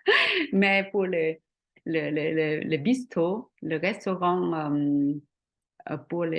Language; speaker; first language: French; non-native, fluent; Vietnamese